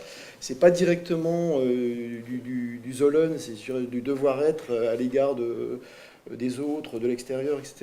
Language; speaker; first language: French; native; French